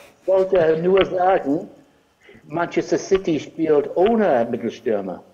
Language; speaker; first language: German; non-native, fluent; English